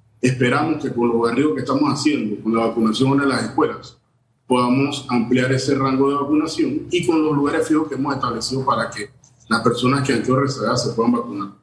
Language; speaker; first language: Spanish; native; Spanish